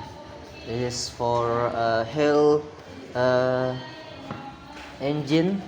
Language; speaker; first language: English; non-native, learner; Indonesian